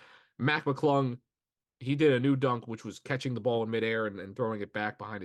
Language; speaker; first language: English; native; English